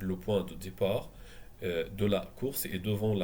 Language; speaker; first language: French; non-native, fluent; Arabic